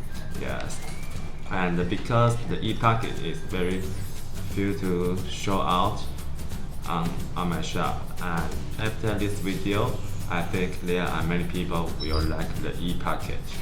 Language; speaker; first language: English; non-native, learner; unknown